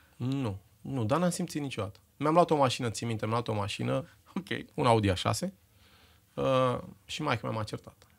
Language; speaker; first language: Romanian; native; Romanian